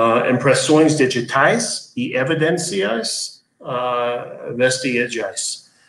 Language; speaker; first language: Portuguese; non-native, learner; English